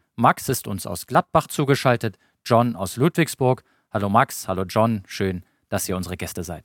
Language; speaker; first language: German; native; German